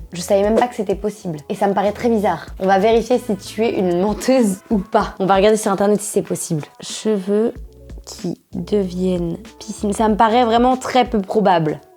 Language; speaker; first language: French; native; French